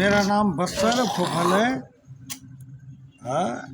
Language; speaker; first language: Hindi; non-native, local second language; Sindhi